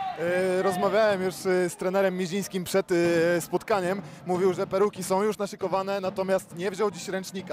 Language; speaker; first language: Polish; native; Polish